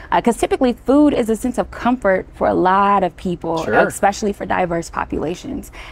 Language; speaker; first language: English; native; English